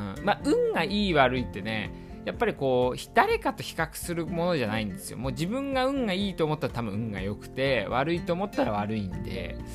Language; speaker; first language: Japanese; native; Japanese